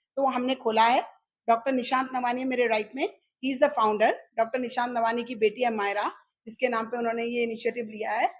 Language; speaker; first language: Hindi; native; Hindi